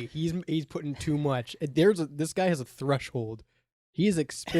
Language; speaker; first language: English; native; English